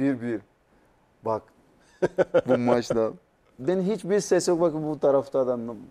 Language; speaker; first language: Turkish; non-native, learner; Portuguese